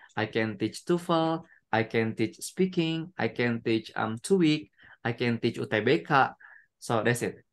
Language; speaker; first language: English; non-native, fluent; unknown